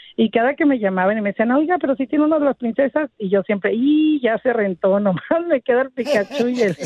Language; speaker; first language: Spanish; native; Spanish